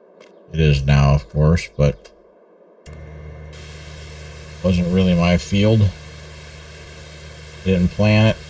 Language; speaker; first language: English; native; English